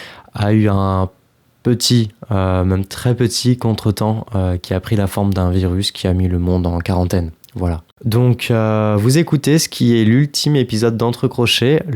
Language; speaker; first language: French; native; French